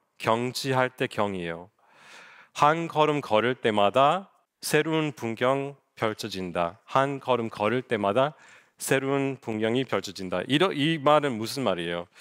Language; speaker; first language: Korean; non-native, fluent; English